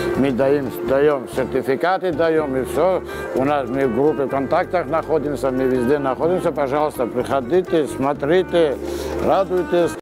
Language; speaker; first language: Russian; non-native, fluent; Georgian